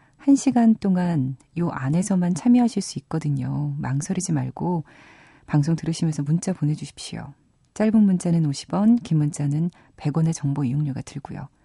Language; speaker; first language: Korean; native; Korean